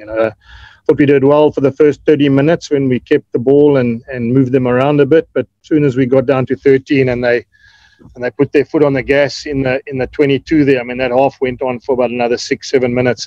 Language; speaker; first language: English; native; English